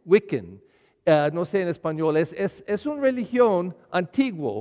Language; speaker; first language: Spanish; non-native, learner; English